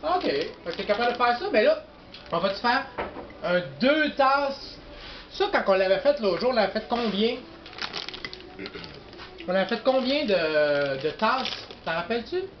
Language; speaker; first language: French; native; French